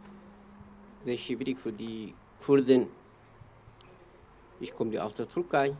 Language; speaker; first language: German; non-native, learner; Kurdish